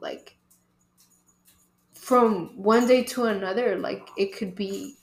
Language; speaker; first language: English; early bilingual, other home language; Spanish